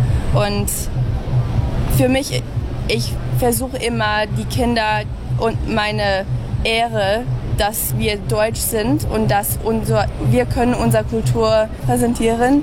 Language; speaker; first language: German; early bilingual, heritage; German